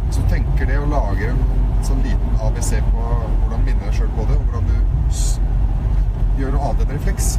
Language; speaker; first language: Norwegian; early bilingual, other home language; Arabic